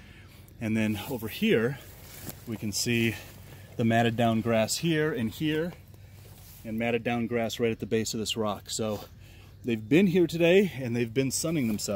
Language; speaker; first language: English; native; English